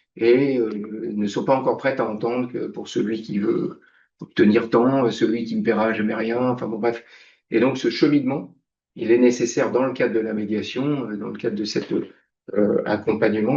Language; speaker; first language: French; native; French